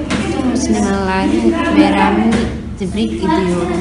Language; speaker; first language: Turkish; non-native, learner; Somali